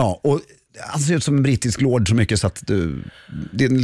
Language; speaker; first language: Swedish; native; Swedish